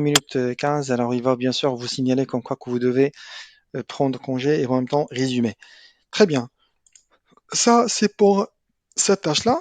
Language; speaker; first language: French; non-native, local second language; Arabic